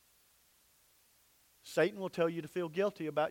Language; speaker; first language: English; native; English